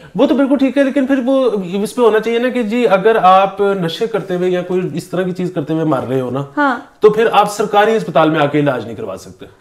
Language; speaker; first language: Urdu; native; Urdu